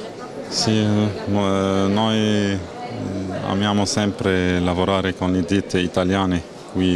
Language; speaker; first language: Italian; non-native, learner; Arabic